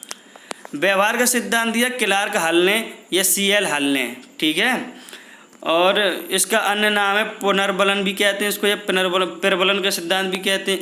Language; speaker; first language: Hindi; native; Hindi